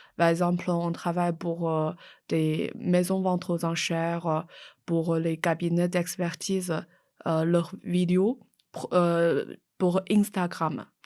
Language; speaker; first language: French; non-native, fluent; Chinese